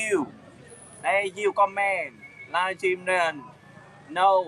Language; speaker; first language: English; non-native, learner; Vietnamese